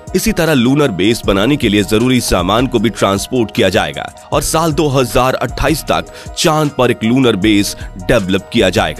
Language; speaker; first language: Hindi; native; Hindi